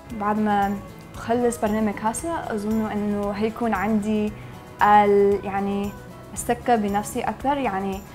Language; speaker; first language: Arabic; non-native, fluent; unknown